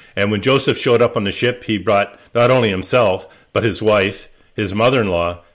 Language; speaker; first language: English; native; English